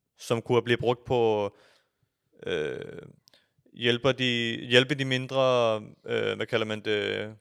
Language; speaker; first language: Danish; early bilingual, other home language; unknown